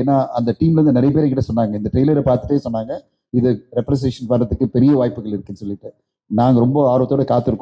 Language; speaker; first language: Tamil; native; Tamil